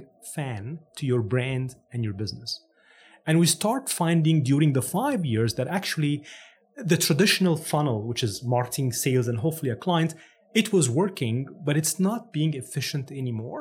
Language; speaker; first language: English; non-native, fluent; Arabic